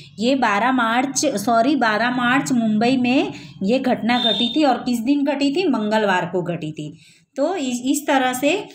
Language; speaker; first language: Hindi; non-native, local second language; Gujarati